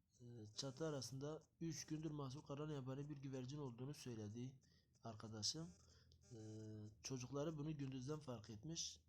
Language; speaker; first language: Turkish; native; Turkish